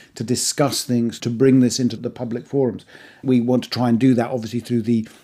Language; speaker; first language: English; early bilingual, other home language; Persian